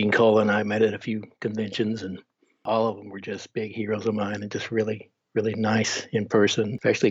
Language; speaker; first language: English; native; English